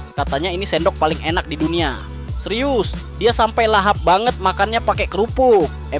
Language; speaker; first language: Indonesian; native; Indonesian